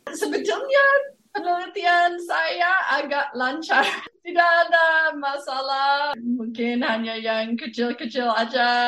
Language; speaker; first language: Indonesian; non-native, fluent; English